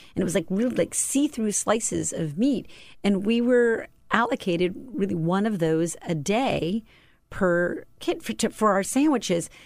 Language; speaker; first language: English; native; English